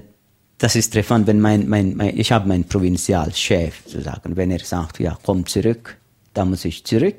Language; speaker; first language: German; non-native, learner; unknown